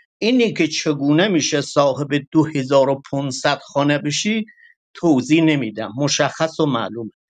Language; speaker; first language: Persian; non-native, local second language; Kurdish